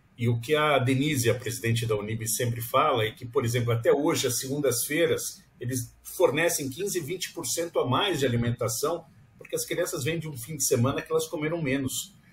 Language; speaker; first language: Portuguese; native; Portuguese